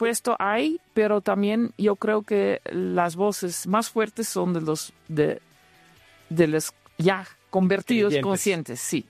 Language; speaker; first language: Spanish; non-native, fluent; Dutch